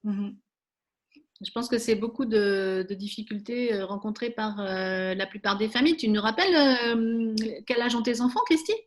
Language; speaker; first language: French; native; French